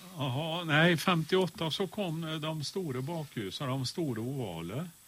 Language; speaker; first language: Swedish; native; Swedish